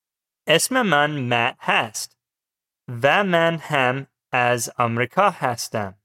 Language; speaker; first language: Persian; non-native, learner; English